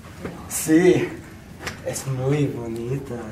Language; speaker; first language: Spanish; non-native, learner; English